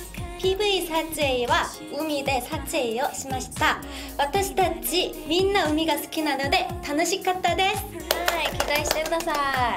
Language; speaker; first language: Japanese; non-native, learner; Korean